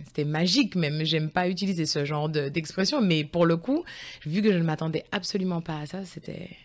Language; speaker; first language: French; native; French